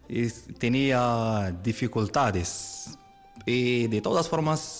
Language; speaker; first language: Spanish; non-native, learner; Arabic